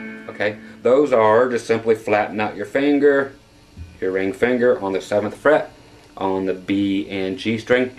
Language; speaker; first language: English; native; English